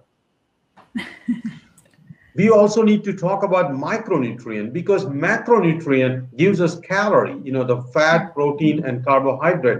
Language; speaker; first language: English; non-native, local second language; Gujarati